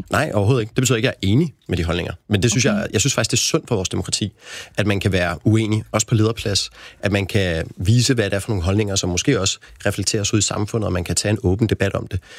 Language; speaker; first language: Danish; native; Danish